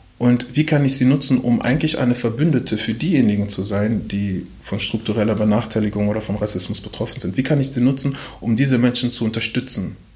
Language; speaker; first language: German; early bilingual, other home language; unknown